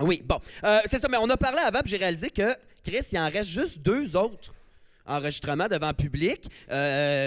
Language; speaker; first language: French; native; French